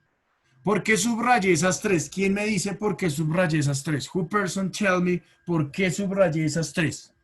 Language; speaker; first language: Spanish; native; Spanish